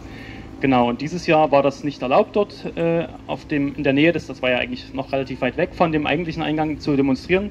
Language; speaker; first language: German; native; German